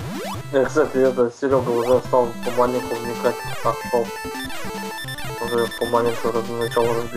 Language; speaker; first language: Russian; native; Russian